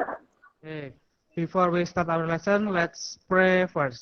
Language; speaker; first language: English; non-native, fluent; Indonesian